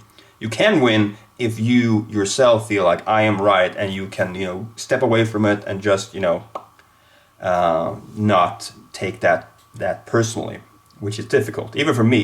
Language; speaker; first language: English; non-native, fluent; Swedish